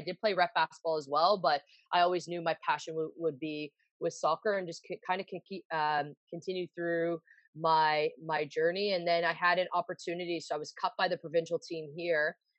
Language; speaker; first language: English; native; English